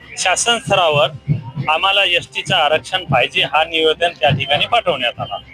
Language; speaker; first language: Marathi; non-native, local second language; Lambadi